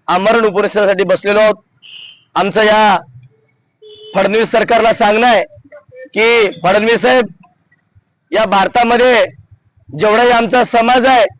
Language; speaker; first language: Marathi; non-native, local second language; Lambadi